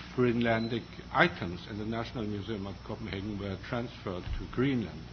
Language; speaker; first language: English; non-native, fluent; Danish